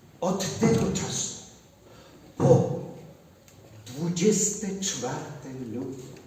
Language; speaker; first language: Polish; non-native, learner; Ukrainian